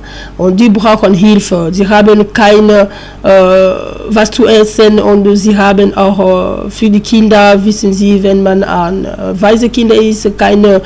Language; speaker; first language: German; non-native, learner; French